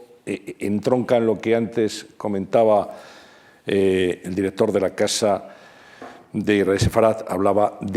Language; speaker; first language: Spanish; native; Spanish